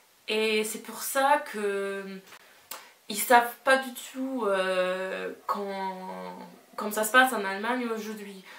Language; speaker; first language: French; non-native, fluent; English